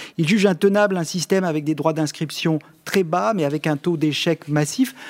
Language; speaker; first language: French; native; French